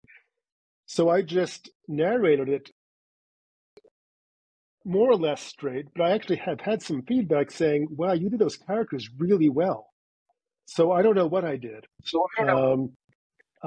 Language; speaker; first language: English; native; English